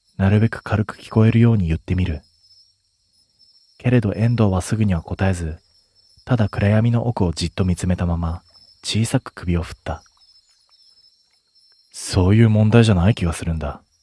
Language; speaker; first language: Japanese; native; Japanese